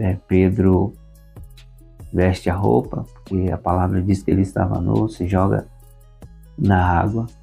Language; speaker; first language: Portuguese; native; Portuguese